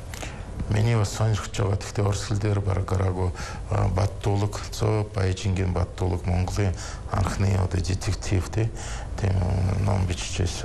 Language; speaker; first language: Mongolian; non-native, fluent; Russian